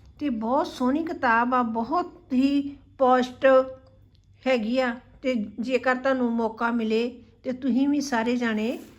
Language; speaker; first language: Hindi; non-native, local second language; Punjabi